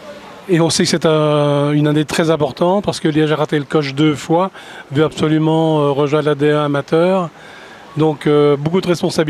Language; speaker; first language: French; native; French